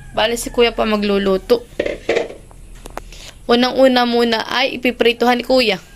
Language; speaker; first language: Filipino; native; Filipino